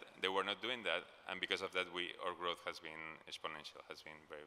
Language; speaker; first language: English; non-native, fluent; Spanish